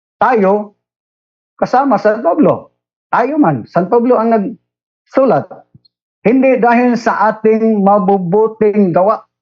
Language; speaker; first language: Filipino; non-native, local second language; Cebuano